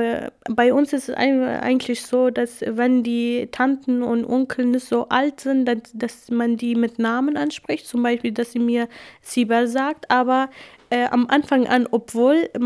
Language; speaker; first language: German; non-native, fluent; Kurdish